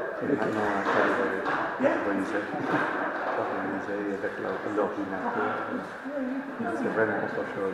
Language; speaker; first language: French; non-native, fluent; English